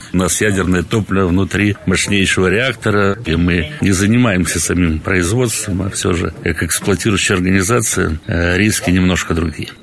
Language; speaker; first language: Russian; native; Russian